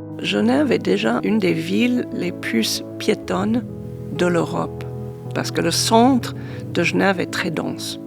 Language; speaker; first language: French; non-native, fluent; English